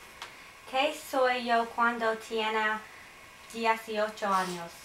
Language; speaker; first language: Spanish; non-native, learner; English